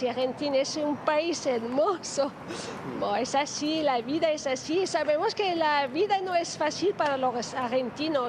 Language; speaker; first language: Spanish; non-native, learner; French